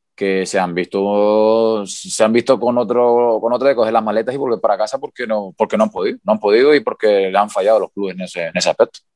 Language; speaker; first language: Spanish; native; Spanish